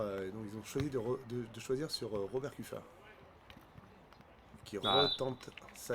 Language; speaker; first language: French; native; French